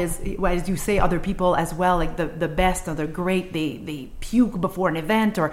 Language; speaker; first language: English; non-native, fluent; French